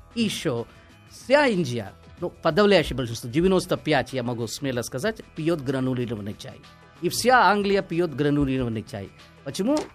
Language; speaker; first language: Russian; non-native, fluent; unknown